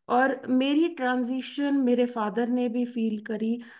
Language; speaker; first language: Hindi; native; Hindi